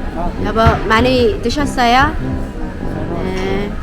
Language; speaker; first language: Korean; non-native, learner; Filipino